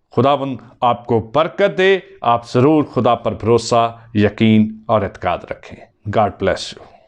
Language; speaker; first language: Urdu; non-native, local second language; Punjabi